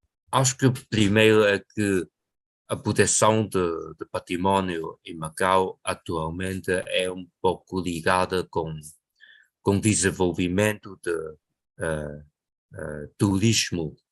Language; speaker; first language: Portuguese; non-native, local second language; Chinese